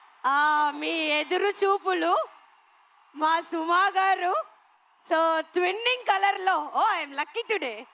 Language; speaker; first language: Telugu; native; Telugu